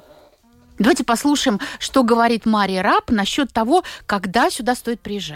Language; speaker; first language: Russian; native; Russian